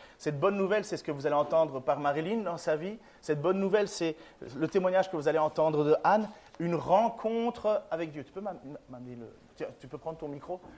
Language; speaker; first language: French; native; French